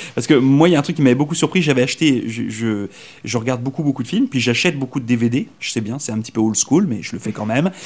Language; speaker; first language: French; native; French